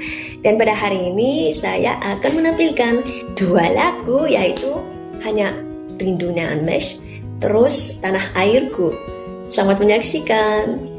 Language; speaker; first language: Indonesian; non-native, fluent; Malagasy